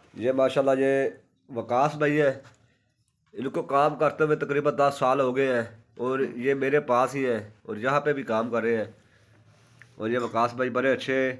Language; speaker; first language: Urdu; non-native, local second language; Punjabi